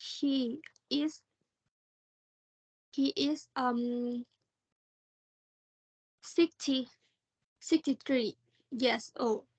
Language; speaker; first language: English; non-native, learner; Thai